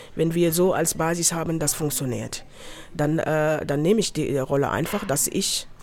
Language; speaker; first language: German; non-native, fluent; Wolof